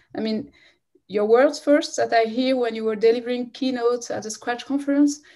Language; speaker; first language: English; non-native, fluent; French